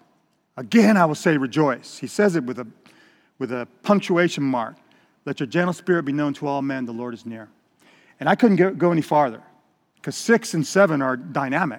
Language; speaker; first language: English; native; English